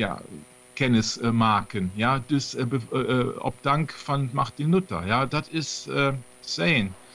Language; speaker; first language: Dutch; non-native, learner; German